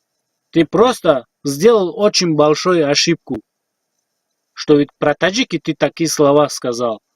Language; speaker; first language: Russian; non-native, learner; Tajik